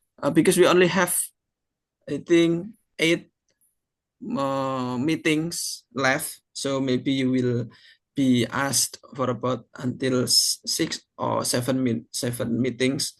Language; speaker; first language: English; non-native, fluent; Indonesian